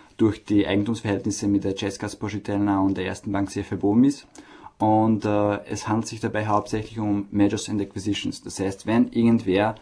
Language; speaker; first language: German; native; German